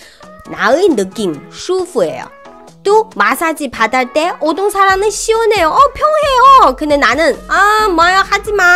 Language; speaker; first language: Korean; non-native, fluent; Chinese